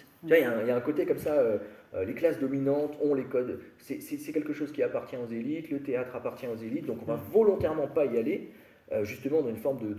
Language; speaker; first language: French; native; French